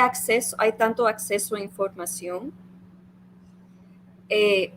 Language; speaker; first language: Spanish; early bilingual, heritage; Spanish